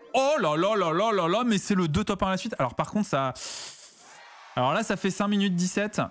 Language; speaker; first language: French; native; French